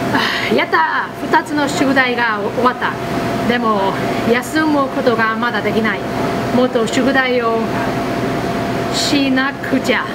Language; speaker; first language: Japanese; non-native, learner; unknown